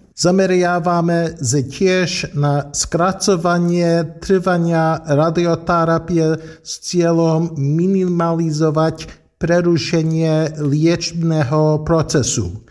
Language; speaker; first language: Slovak; early bilingual, heritage; Slovak